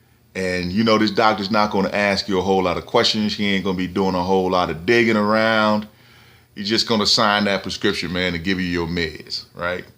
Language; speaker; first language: English; native; English